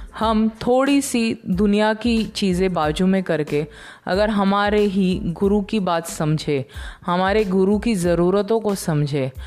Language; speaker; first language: Hindi; non-native, local second language; Marathi